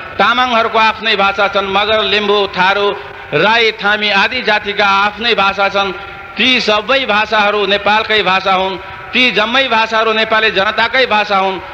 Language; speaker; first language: Nepali; non-native, local second language; Newari